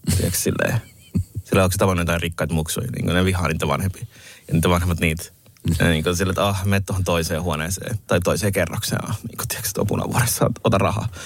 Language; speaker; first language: Finnish; early bilingual, other home language; Somali